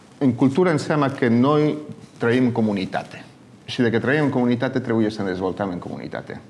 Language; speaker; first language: Romanian; non-native, fluent; Spanish